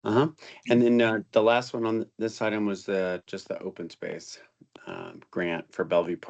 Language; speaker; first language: English; native; English